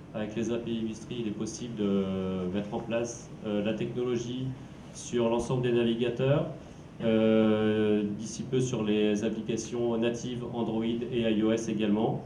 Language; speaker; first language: French; native; French